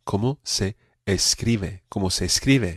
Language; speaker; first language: Spanish; non-native, fluent; English